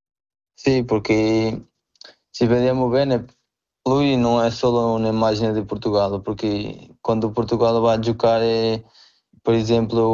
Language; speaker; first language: Italian; non-native, learner; Portuguese